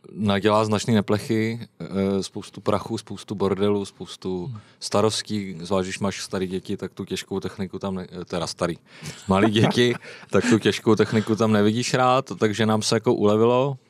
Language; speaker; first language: Czech; native; Czech